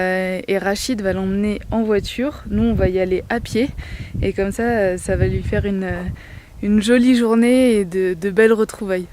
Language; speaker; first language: French; native; French